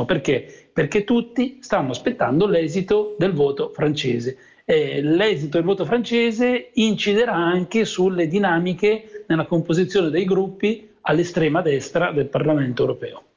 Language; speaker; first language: Italian; native; Italian